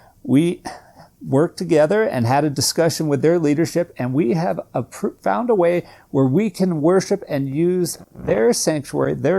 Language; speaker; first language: English; native; English